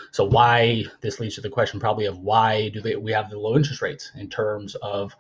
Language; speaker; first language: English; native; English